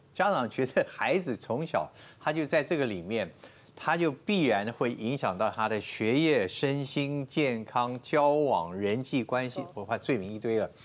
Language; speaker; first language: Chinese; native; Chinese